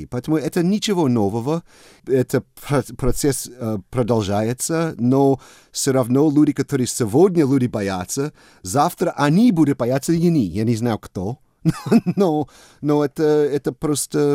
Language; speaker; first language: Russian; non-native, fluent; English